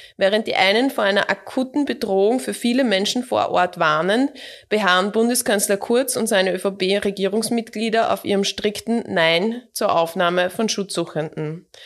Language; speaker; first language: German; native; German